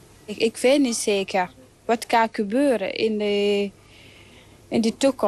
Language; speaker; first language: Dutch; non-native, learner; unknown